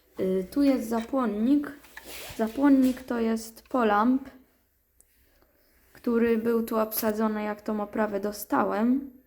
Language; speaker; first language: Polish; native; Polish